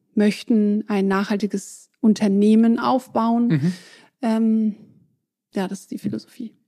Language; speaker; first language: German; non-native, local second language; French